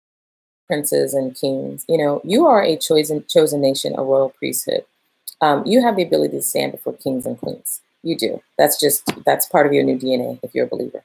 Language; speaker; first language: English; native; English